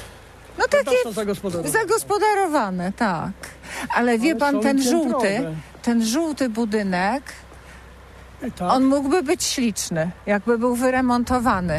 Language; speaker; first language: Polish; native; Polish